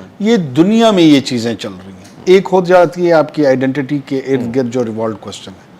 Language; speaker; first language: Urdu; non-native, local second language; Pashto